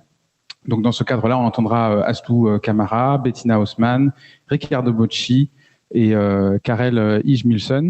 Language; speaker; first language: French; native; French